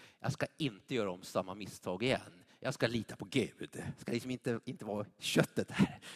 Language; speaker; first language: Swedish; native; Swedish